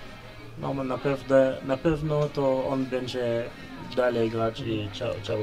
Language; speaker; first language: Polish; non-native, learner; Lingala